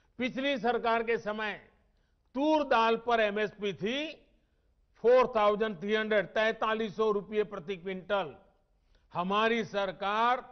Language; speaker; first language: Hindi; non-native, local second language; Gujarati